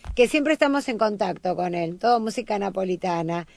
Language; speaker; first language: Spanish; native; Spanish